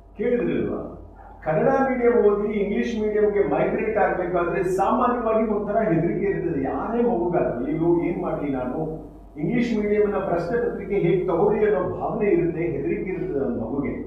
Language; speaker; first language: Kannada; native; Kannada